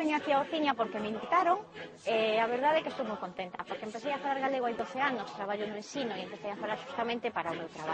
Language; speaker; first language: Galician; non-native, local second language; Spanish